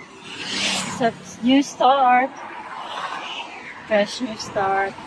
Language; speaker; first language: English; non-native, local second language; Filipino